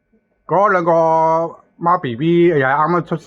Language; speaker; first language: Cantonese; native; Cantonese